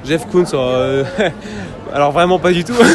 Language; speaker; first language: French; native; French